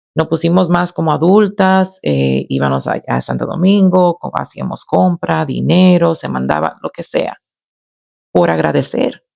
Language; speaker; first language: Spanish; early bilingual, other home language; English